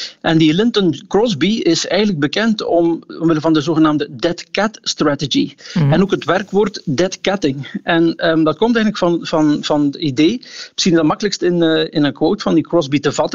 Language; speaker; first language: Dutch; native; Dutch